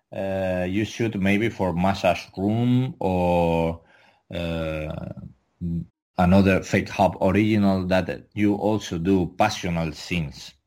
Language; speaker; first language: English; non-native, fluent; Spanish